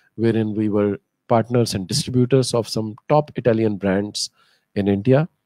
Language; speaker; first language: English; non-native, local second language; Hindi